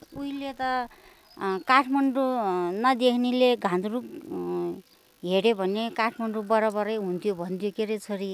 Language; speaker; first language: Nepali; non-native, local second language; Gurung